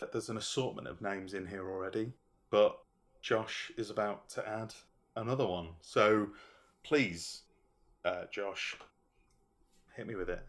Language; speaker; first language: English; native; English